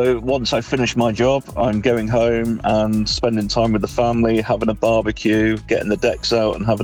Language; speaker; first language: English; native; English